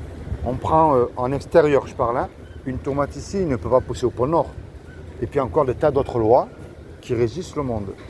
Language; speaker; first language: French; native; French